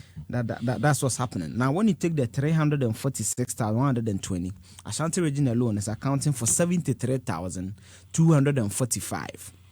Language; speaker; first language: English; non-native, local second language; Akan